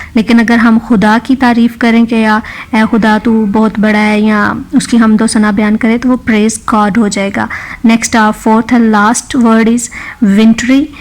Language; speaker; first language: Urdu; non-native, local second language; Punjabi